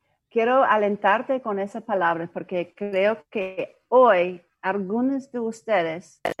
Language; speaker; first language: Spanish; non-native, learner; English